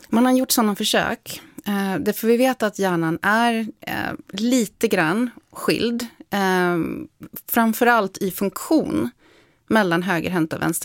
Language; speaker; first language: Swedish; native; Swedish